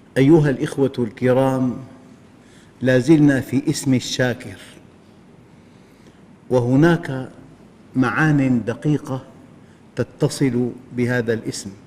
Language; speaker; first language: Arabic; native; Arabic